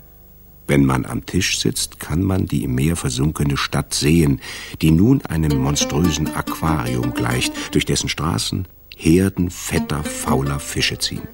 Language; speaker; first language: German; native; German